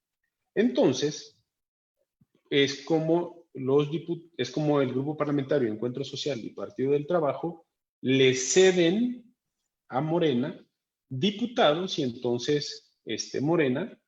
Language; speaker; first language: Spanish; native; Spanish